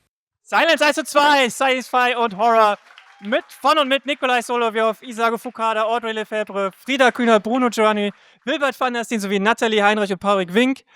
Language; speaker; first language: German; native; German